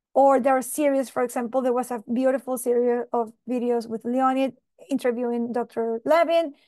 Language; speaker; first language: English; non-native, fluent; Spanish